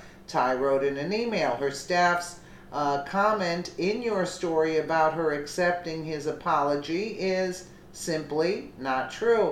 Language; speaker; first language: English; native; English